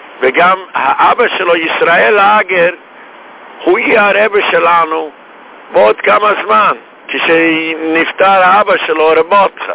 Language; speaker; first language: Hebrew; non-native, fluent; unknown